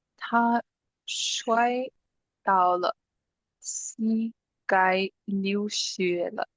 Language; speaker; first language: Chinese; non-native, learner; English